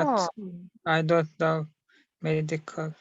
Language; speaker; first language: English; non-native, learner; Turkish